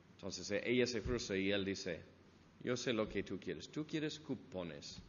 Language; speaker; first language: Spanish; non-native, fluent; English